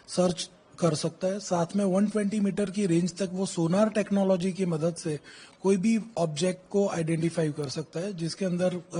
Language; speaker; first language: Hindi; non-native, local second language; Gujarati